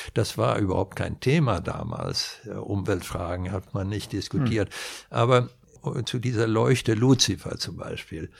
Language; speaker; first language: German; non-native, fluent; Swedish